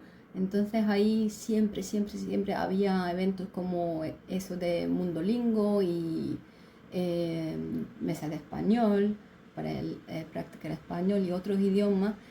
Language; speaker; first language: Spanish; non-native, fluent; Turkish